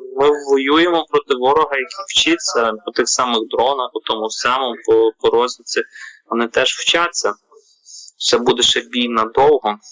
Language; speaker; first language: Ukrainian; native; Ukrainian